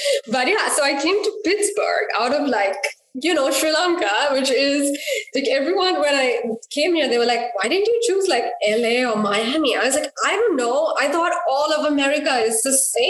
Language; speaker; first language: English; non-native, local second language; Sinhala